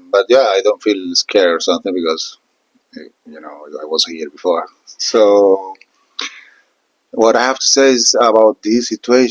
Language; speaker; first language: English; non-native, fluent; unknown